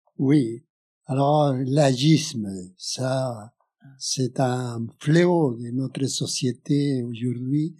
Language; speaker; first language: French; non-native, fluent; Spanish